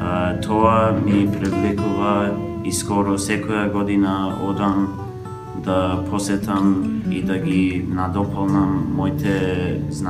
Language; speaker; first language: Macedonian; early bilingual, heritage; Macedonian